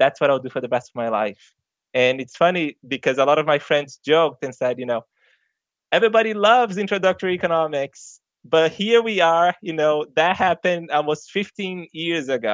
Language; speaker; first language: English; non-native, fluent; Portuguese